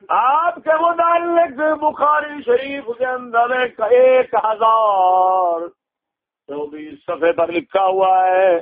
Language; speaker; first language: Urdu; non-native, local second language; Punjabi